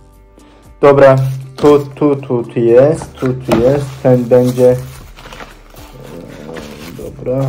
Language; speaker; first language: Polish; non-native, learner; Turkish